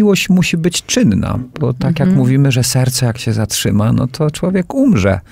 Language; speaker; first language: Polish; native; Polish